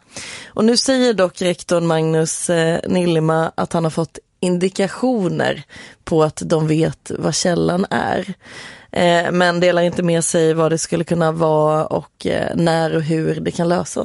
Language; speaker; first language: Swedish; native; Swedish